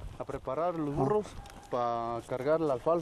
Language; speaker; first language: Spanish; native; Spanish